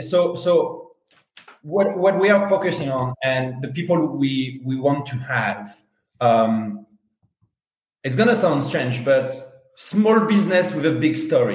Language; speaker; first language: English; non-native, fluent; French